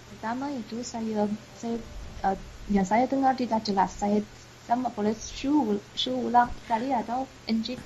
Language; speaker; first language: Malay; non-native, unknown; Chinese